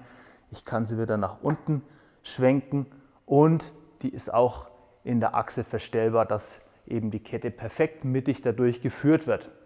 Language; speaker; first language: German; native; German